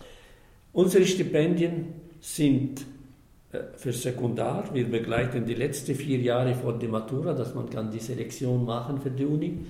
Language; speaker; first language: German; non-native, fluent; Arabic